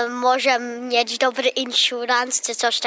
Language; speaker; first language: Polish; early bilingual, heritage; Polish